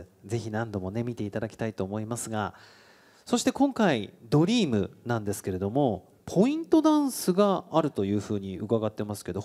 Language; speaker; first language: Japanese; native; Japanese